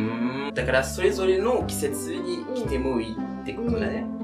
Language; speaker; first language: Japanese; non-native, fluent; French